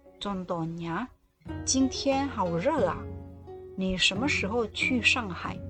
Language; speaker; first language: Chinese; non-native, fluent; Indonesian